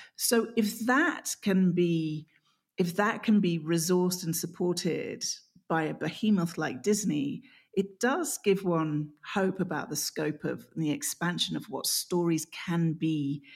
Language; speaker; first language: English; native; English